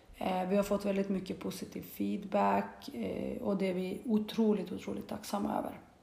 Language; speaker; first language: Swedish; early bilingual, other home language; Bosnian